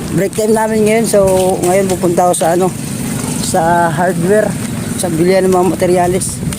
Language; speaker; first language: Filipino; non-native, local second language; Waray